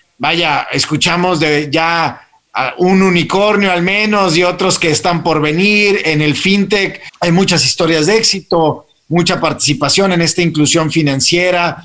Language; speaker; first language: Spanish; native; Spanish